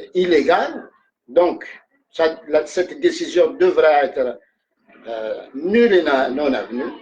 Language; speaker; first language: French; non-native, local second language; Arabic